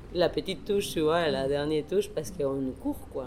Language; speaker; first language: French; non-native, fluent; Spanish